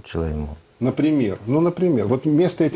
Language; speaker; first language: Russian; native; Russian